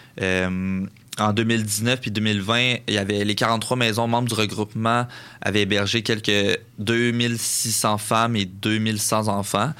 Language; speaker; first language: French; native; French